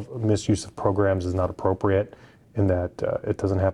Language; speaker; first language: English; native; English